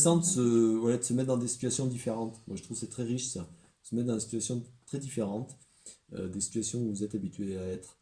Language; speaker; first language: French; native; French